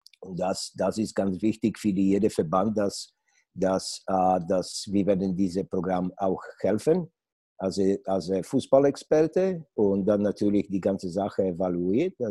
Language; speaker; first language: German; non-native, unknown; Polish